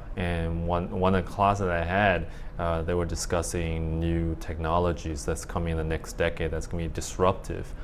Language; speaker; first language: English; early bilingual, other home language; Chinese